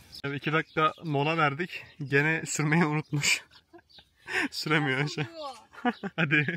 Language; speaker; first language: Turkish; native; Turkish